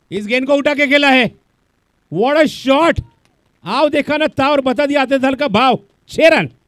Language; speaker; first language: Hindi; non-native, local second language; Marathi